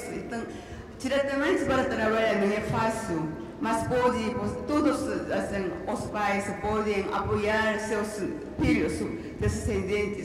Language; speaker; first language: Portuguese; non-native, learner; Korean